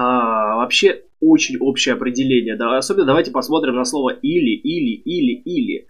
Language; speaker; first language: Russian; native; Russian